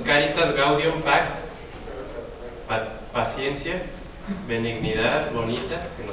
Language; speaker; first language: Spanish; native; Spanish